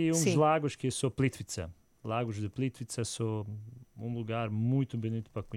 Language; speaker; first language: Portuguese; non-native, learner; Croatian